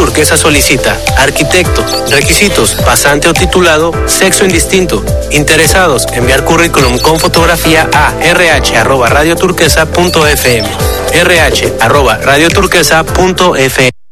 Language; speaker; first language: Spanish; native; Spanish